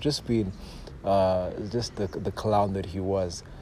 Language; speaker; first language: English; non-native, local second language; Yoruba